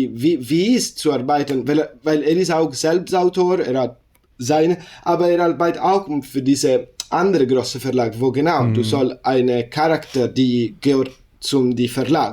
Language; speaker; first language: German; non-native, learner; Italian